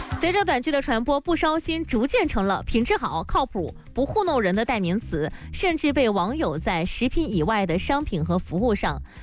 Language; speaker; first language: Chinese; non-native, local second language; Hakka Chinese